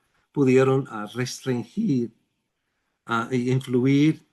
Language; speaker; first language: Spanish; non-native, fluent; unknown